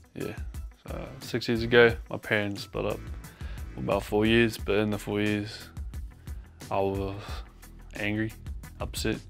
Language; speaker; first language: English; native; English